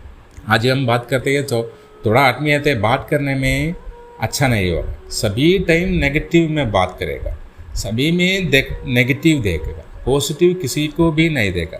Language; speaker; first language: Hindi; non-native, local second language; Malayalam